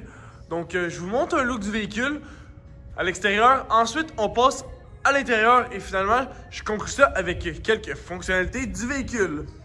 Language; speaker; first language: French; native; French